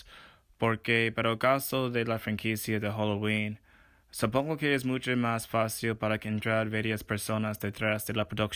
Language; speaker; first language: Spanish; non-native, fluent; English